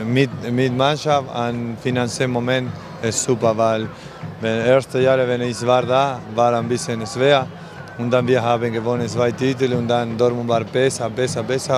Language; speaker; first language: German; non-native, learner; Spanish